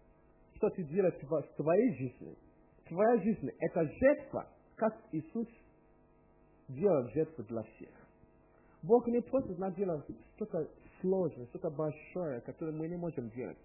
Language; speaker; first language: Russian; non-native, learner; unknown